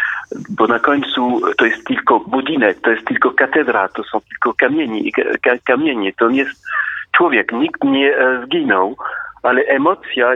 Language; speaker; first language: Polish; non-native, fluent; French